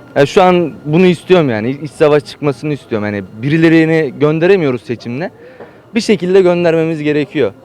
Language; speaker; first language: Turkish; native; Turkish